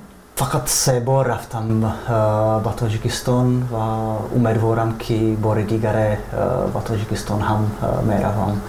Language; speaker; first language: Persian; non-native, fluent; Czech